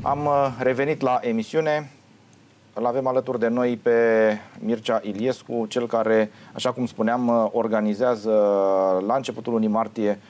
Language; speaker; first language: Romanian; native; Romanian